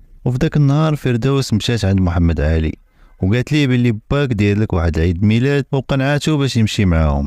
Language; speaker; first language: Arabic; native; Arabic